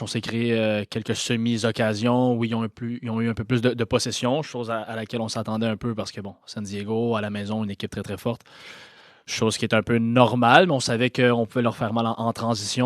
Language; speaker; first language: French; native; French